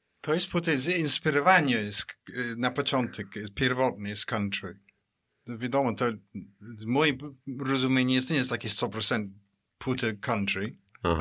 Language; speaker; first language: Polish; non-native, fluent; English